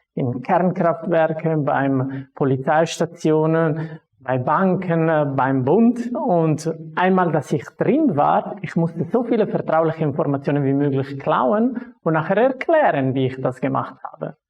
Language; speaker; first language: German; non-native, local second language; Italian